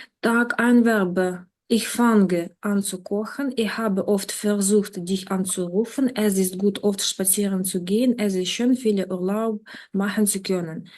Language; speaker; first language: German; non-native, fluent; Ukrainian